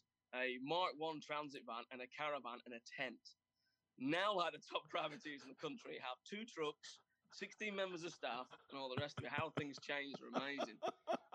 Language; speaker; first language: English; native; English